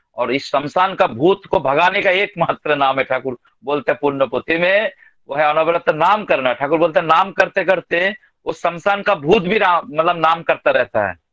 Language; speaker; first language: Hindi; non-native, local second language; Bangla